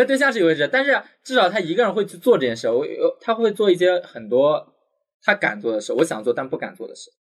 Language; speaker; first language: Chinese; native; Chinese